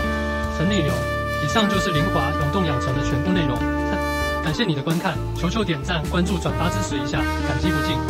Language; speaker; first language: Chinese; native; Chinese